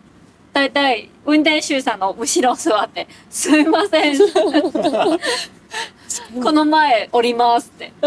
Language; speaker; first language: Japanese; non-native, fluent; Cantonese